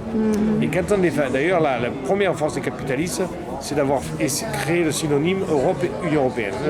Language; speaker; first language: French; native; French